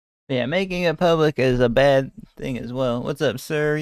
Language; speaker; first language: English; native; English